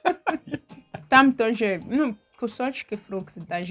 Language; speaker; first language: Russian; non-native, learner; English